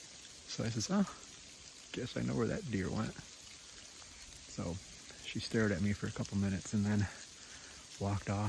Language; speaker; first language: English; native; English